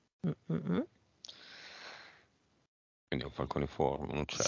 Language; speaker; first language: Italian; native; Italian